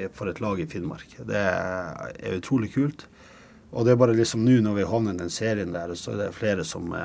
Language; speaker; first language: Norwegian; early bilingual, other home language; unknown